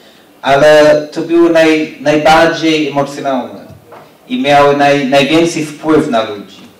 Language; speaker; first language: Polish; non-native, learner; English